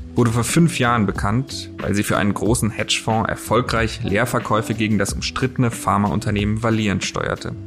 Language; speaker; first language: German; native; German